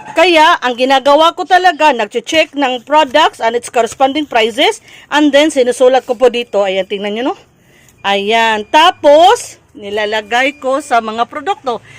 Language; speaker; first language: Filipino; non-native, local second language; Cebuano